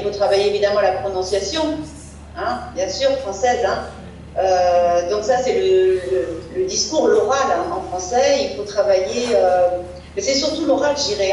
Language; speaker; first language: French; native; French